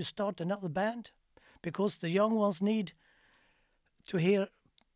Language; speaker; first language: English; non-native, fluent; Swedish